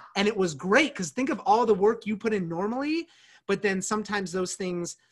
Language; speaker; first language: English; native; English